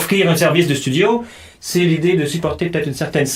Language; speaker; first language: French; native; French